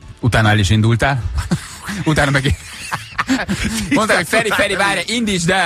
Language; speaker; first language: Hungarian; native; Hungarian